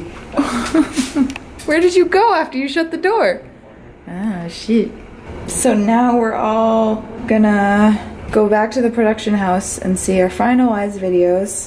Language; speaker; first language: English; native; English